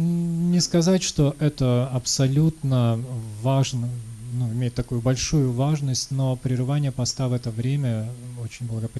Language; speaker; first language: Russian; native; Russian